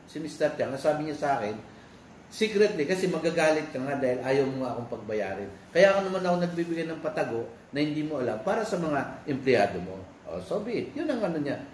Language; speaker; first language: Filipino; native; Filipino